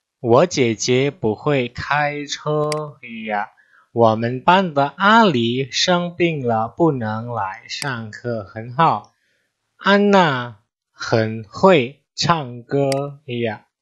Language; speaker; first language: Chinese; non-native, fluent; Indonesian